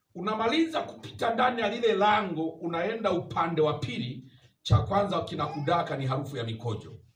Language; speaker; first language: Swahili; native; Swahili